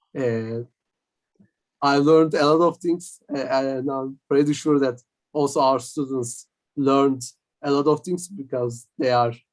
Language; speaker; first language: English; non-native, fluent; Turkish